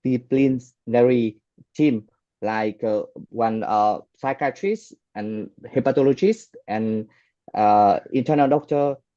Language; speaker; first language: English; non-native, fluent; Vietnamese